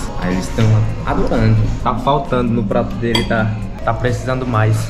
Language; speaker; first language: Portuguese; non-native, fluent; Korean